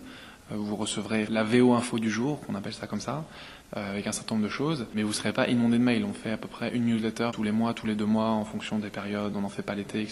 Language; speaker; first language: French; native; French